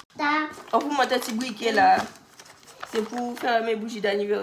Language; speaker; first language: French; native; French